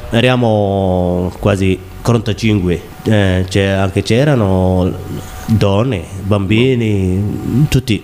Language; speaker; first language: Italian; non-native, learner; Somali